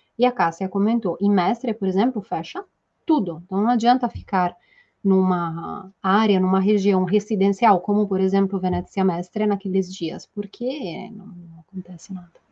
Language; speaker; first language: Portuguese; non-native, fluent; Italian